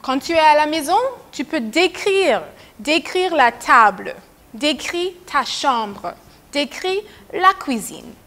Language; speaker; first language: French; non-native, fluent; English